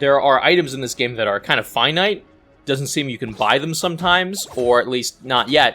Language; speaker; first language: English; native; English